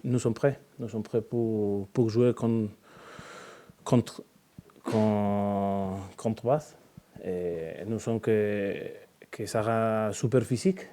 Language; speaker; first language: French; non-native, learner; Spanish